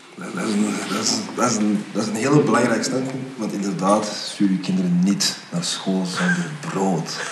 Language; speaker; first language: Dutch; early bilingual, other home language; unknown